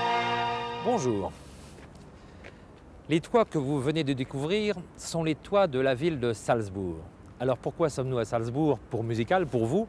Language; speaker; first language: French; native; French